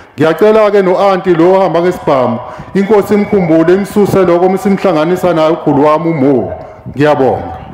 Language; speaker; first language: Zulu; native; Zulu